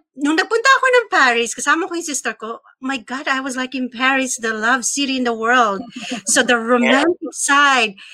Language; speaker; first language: English; non-native, local second language; Filipino